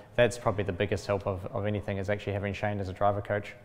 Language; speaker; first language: English; native; English